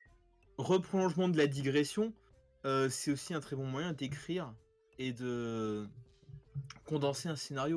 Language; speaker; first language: French; native; French